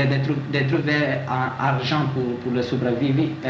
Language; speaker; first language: French; non-native, learner; Italian